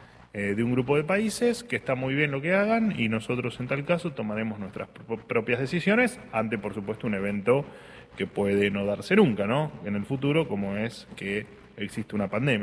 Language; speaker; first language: Spanish; native; Spanish